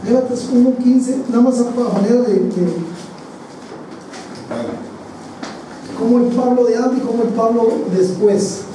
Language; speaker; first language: Spanish; native; Spanish